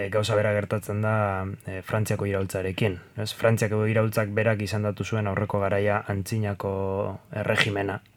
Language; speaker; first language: Basque; non-native, local second language; Spanish